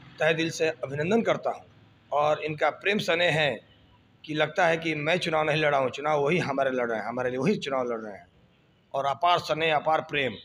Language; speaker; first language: Hindi; native; Hindi